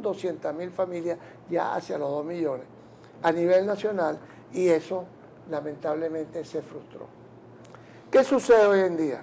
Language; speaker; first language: Spanish; native; Spanish